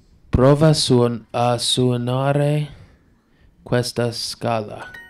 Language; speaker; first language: Italian; non-native, learner; English